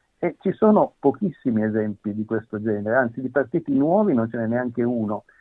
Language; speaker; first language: Italian; native; Italian